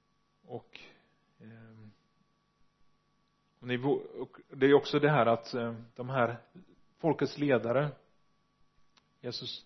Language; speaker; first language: Swedish; non-native, fluent; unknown